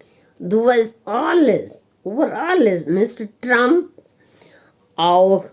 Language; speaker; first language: German; non-native, learner; Hindi